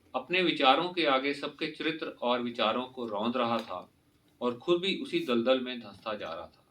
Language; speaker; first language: Hindi; non-native, local second language; Punjabi